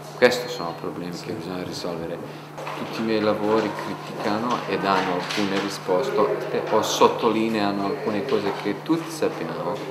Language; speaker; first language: Italian; non-native, fluent; Bosnian